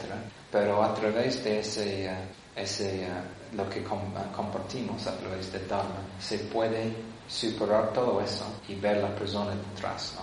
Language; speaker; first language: Spanish; non-native, fluent; English